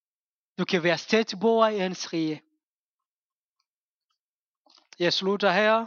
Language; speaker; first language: Danish; non-native, fluent; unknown